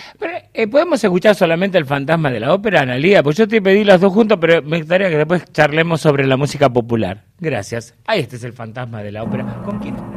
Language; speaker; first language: Spanish; native; Spanish